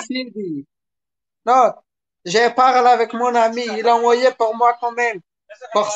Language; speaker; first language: French; non-native, learner; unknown